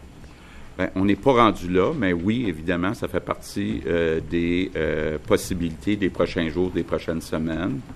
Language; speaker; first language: French; native; French